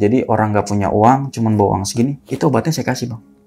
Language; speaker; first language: Indonesian; native; Indonesian